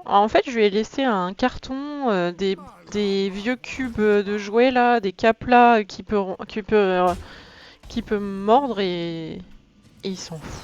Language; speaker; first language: French; native; French